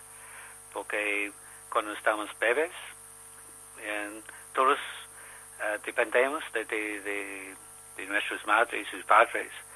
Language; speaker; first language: Spanish; non-native, learner; English